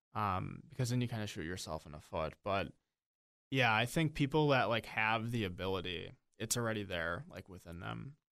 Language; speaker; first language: English; native; English